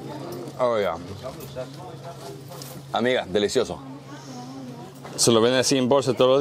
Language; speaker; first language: Spanish; early bilingual, heritage; Spanish